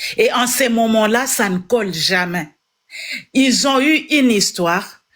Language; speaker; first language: French; non-native, local second language; Lingala